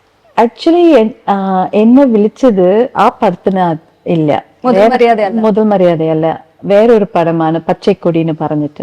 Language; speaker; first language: Malayalam; non-native, fluent; Tamil